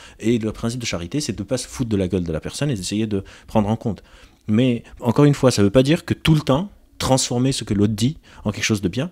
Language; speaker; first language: French; non-native, local second language; Arabic